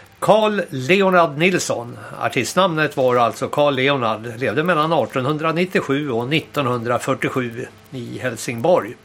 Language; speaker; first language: Swedish; native; Swedish